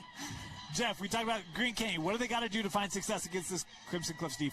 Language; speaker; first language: English; native; English